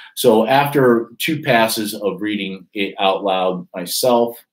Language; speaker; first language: English; native; English